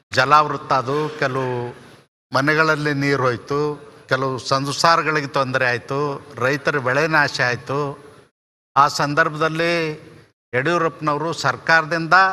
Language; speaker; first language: Kannada; native; Kannada